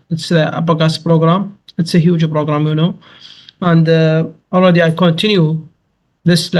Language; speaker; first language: English; non-native, learner; Arabic